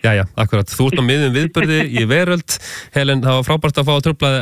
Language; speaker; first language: Icelandic; native; Icelandic